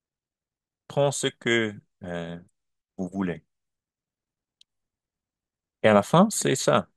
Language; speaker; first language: French; non-native, learner; German